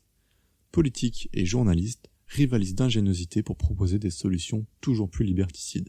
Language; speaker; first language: French; native; French